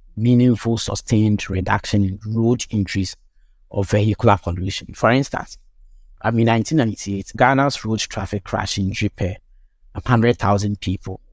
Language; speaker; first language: English; non-native, local second language; Akan